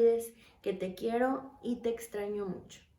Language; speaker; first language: Spanish; native; Spanish